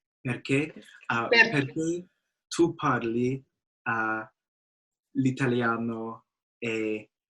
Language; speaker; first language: Italian; non-native, learner; English